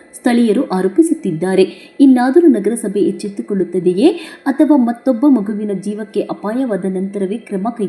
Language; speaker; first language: Kannada; native; Kannada